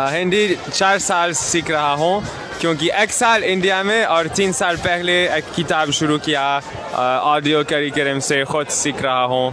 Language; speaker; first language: Hindi; non-native, learner; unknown